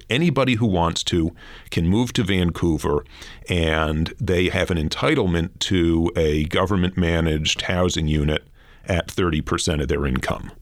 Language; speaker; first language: English; native; English